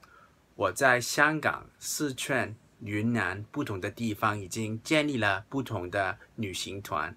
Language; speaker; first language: Chinese; non-native, local second language; Cantonese